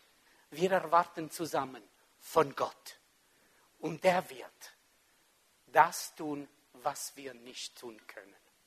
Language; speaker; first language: German; non-native, local second language; French